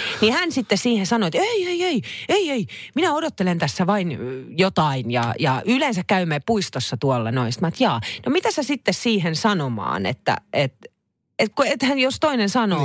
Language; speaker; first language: Finnish; native; Finnish